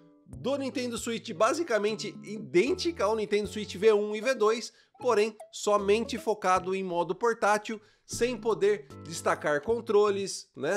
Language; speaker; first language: Portuguese; native; Portuguese